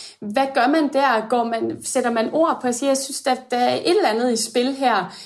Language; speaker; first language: Danish; native; Danish